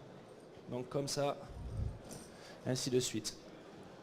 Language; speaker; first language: French; native; French